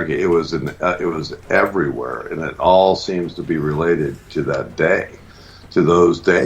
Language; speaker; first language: English; native; English